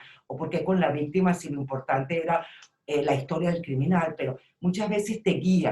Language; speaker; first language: Spanish; native; Spanish